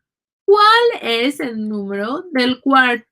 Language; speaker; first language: Spanish; non-native, fluent; English